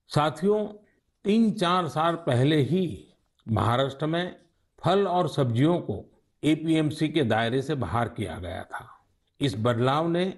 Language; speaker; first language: Hindi; native; Hindi